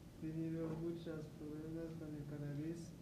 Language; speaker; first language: Spanish; non-native, learner; French